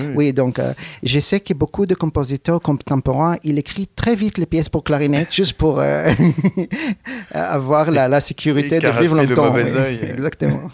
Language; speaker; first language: French; non-native, fluent; Hebrew